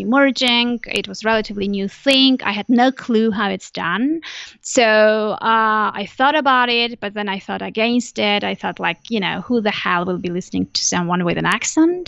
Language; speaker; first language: English; non-native, fluent; Armenian